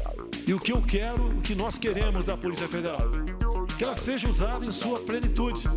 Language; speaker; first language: Portuguese; native; Portuguese